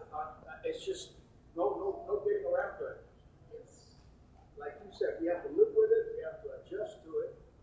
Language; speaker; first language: English; native; English